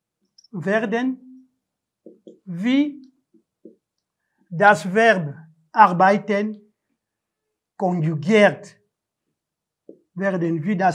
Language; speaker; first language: German; non-native, learner; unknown